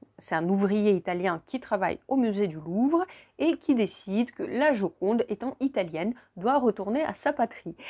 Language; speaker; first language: French; non-native, fluent; Russian